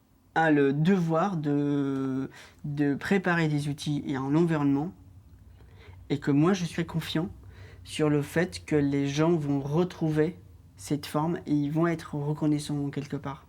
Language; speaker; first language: French; non-native, fluent; Arabic